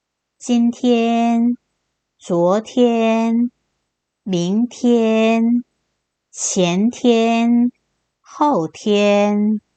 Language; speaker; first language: Chinese; non-native, fluent; Korean